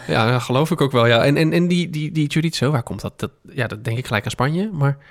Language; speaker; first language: Dutch; native; Dutch